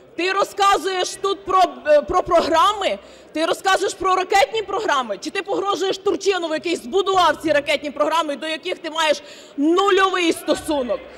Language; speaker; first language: Ukrainian; native; Ukrainian